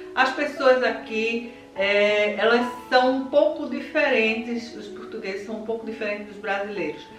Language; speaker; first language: Portuguese; native; Portuguese